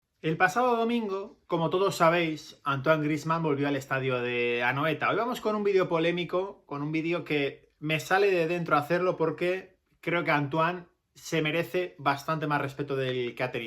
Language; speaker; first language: Spanish; native; Spanish